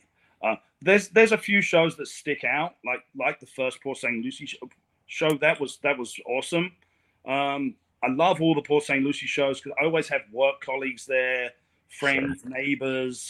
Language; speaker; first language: English; native; English